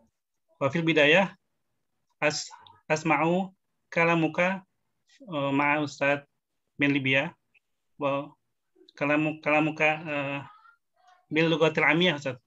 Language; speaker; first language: Arabic; non-native, learner; Indonesian